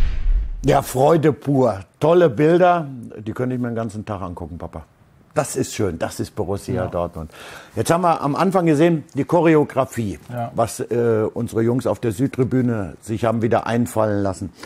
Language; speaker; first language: German; native; German